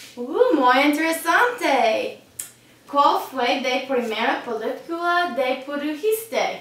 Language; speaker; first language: Spanish; non-native, learner; English